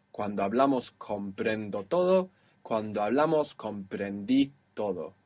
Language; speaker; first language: Spanish; non-native, fluent; English